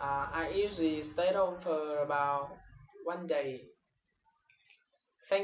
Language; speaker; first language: English; non-native, learner; Vietnamese